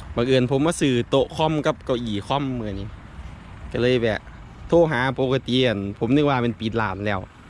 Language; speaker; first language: Thai; native; Thai